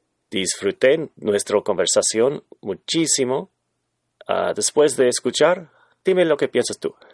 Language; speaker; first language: Spanish; non-native, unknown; English